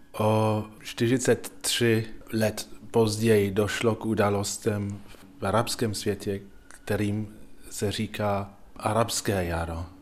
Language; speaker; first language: Czech; non-native, fluent; English